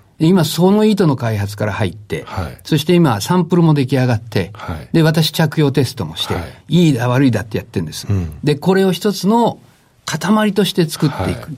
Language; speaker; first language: Japanese; native; Japanese